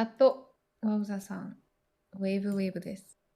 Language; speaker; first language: Japanese; native; Japanese